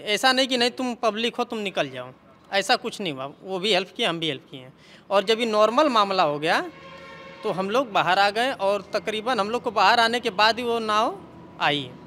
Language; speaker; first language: Hindi; native; Hindi